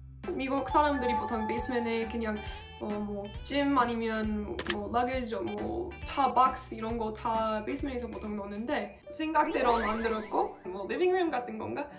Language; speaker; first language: Korean; non-native, fluent; English